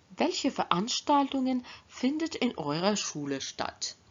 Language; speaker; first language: German; non-native, fluent; Ukrainian